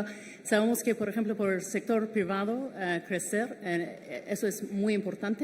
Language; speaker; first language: Spanish; non-native, fluent; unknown